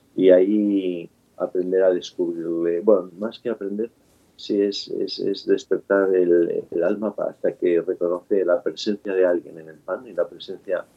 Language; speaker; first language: Spanish; native; Spanish